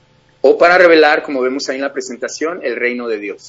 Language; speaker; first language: Spanish; native; Spanish